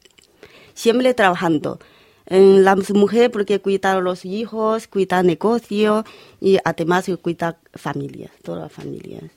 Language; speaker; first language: Spanish; non-native, learner; Chinese